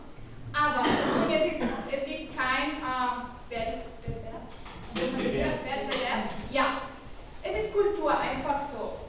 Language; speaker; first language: German; non-native, learner; Catalan